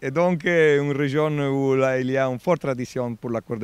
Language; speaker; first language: French; non-native, fluent; Italian